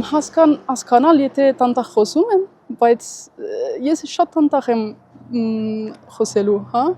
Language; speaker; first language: Armenian; non-native, learner; Italian